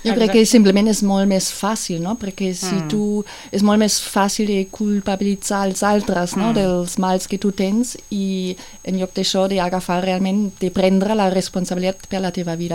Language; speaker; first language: Catalan; non-native, fluent; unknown